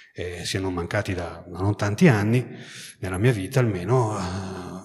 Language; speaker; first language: Italian; native; Italian